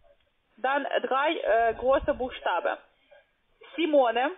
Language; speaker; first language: German; non-native, learner; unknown